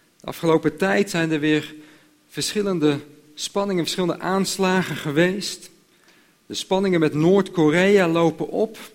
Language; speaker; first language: Dutch; native; Dutch